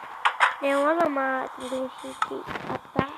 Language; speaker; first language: Arabic; native; Arabic